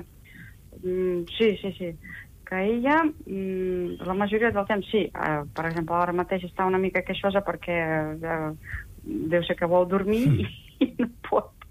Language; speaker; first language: Catalan; non-native, fluent; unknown